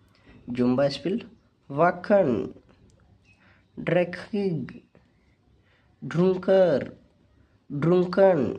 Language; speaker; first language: German; non-native, fluent; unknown